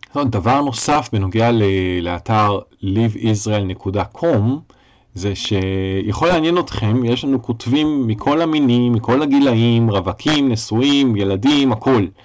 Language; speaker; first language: Hebrew; native; Hebrew